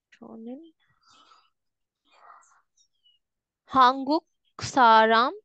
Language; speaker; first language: Korean; non-native, learner; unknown